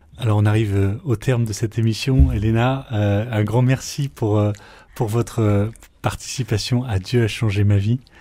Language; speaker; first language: French; native; French